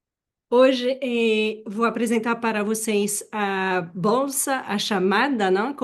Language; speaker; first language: Portuguese; non-native, fluent; French